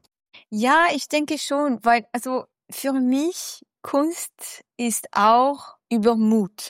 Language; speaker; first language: German; non-native, learner; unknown